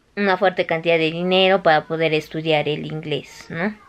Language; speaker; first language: Spanish; native; Spanish